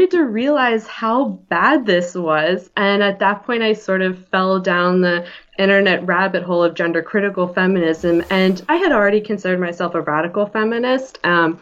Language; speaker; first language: English; native; English